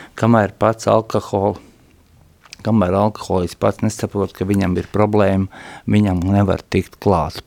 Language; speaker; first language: Latvian; non-native, local second language; Russian